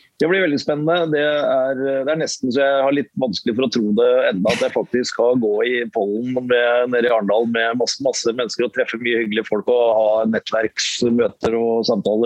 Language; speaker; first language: Norwegian; native; Norwegian